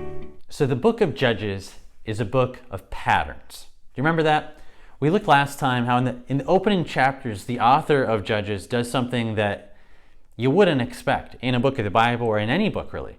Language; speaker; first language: English; native; English